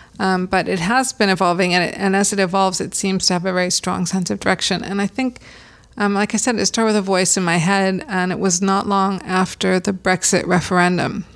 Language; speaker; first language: English; native; English